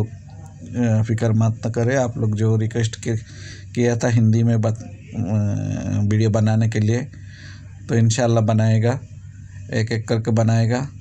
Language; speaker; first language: Hindi; non-native, local second language; Bangla